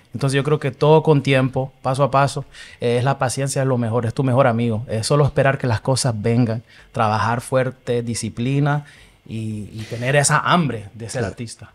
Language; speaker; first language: Spanish; early bilingual, heritage; Spanish